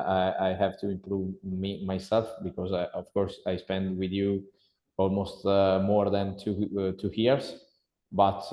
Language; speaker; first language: English; non-native, learner; Italian